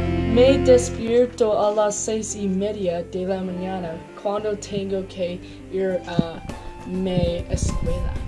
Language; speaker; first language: Spanish; non-native, learner; English